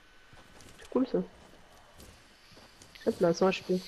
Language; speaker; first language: French; native; French